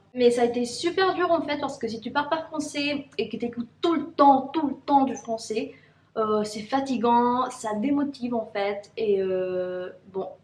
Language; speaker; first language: French; non-native, fluent; Spanish